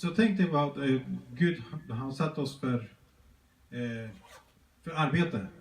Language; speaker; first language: Swedish; early bilingual, other home language; Spanish